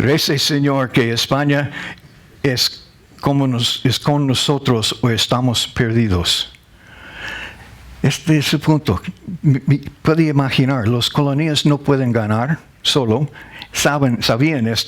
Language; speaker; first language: Spanish; non-native, learner; English